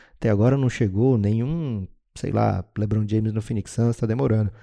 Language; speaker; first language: Portuguese; native; Portuguese